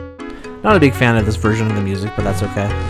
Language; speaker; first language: English; native; English